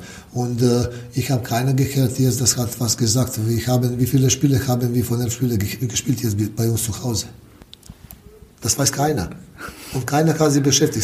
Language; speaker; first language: German; non-native, learner; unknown